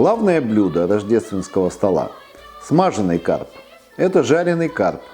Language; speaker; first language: Russian; native; Russian